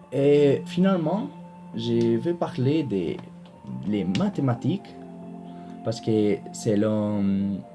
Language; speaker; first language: French; non-native, learner; Spanish